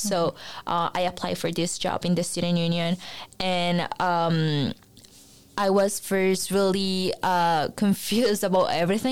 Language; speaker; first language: English; non-native, fluent; Spanish